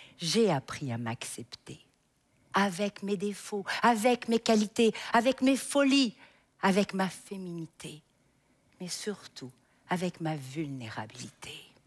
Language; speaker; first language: French; native; French